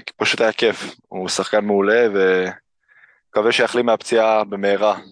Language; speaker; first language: Hebrew; early bilingual, other home language; English